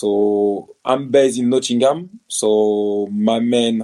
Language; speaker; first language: English; non-native, fluent; French